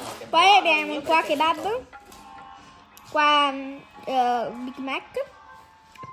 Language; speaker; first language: Italian; native; Italian